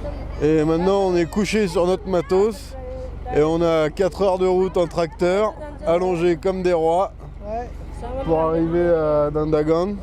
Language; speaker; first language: French; native; French